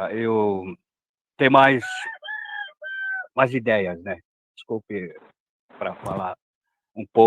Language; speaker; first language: Portuguese; non-native, local second language; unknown